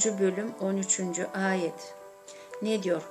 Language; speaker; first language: Turkish; non-native, learner; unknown